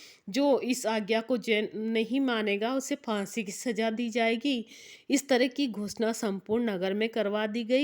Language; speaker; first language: Hindi; native; Hindi